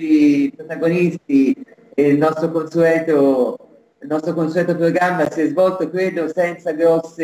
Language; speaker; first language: Italian; native; Italian